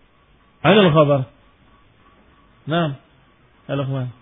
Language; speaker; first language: Arabic; non-native, fluent; Indonesian